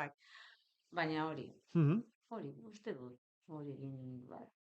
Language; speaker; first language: Basque; non-native, local second language; Spanish